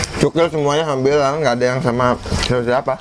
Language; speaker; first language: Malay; non-native, local second language; Sundanese